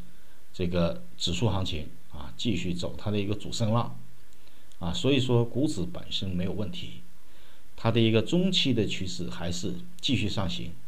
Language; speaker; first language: Chinese; native; Chinese